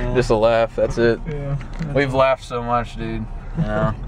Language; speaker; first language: English; native; English